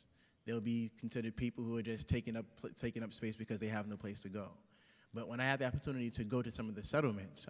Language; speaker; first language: English; native; English